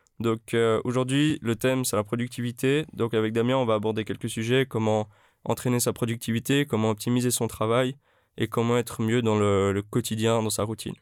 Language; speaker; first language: French; native; French